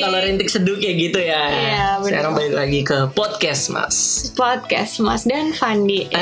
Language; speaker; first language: Indonesian; native; Indonesian